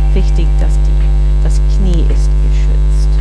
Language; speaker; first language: German; non-native, learner; English